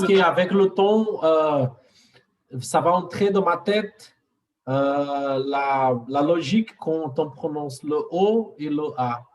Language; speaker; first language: French; non-native, learner; Portuguese